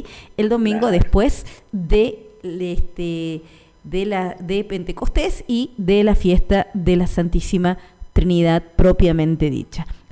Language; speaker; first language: Spanish; native; Spanish